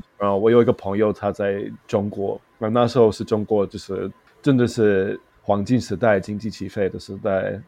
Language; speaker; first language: Chinese; non-native, fluent; English